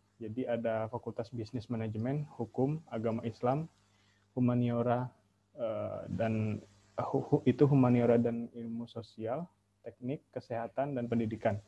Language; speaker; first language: Indonesian; native; Indonesian